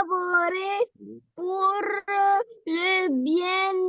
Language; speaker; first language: French; non-native, learner; Arabic